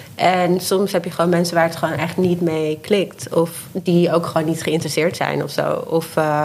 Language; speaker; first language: Dutch; native; Dutch